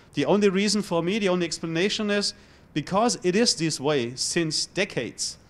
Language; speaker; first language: English; non-native, fluent; German